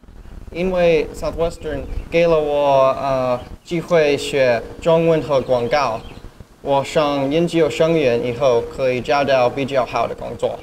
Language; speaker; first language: Chinese; non-native, learner; English